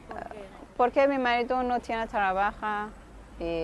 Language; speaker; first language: Spanish; non-native, learner; Persian